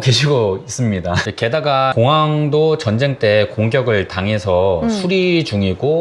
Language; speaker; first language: Korean; native; Korean